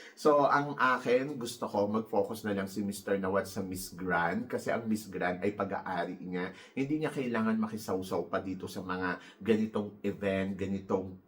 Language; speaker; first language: Filipino; native; Filipino